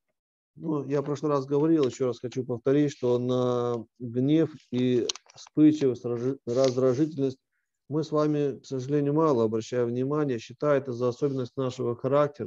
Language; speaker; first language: Russian; native; Russian